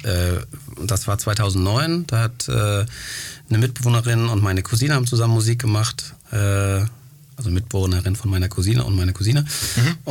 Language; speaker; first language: German; early bilingual, other home language; Greek